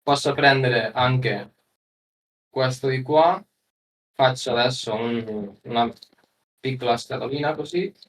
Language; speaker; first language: Italian; non-native, learner; Spanish